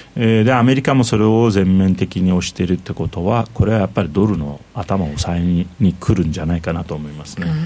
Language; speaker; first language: Japanese; non-native, fluent; Turkish